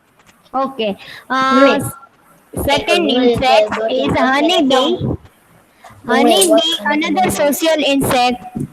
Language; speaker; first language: English; non-native, local second language; Hindi